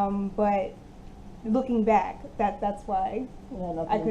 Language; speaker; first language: English; native; English